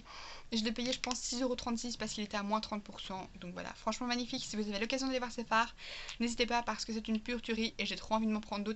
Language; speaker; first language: French; native; French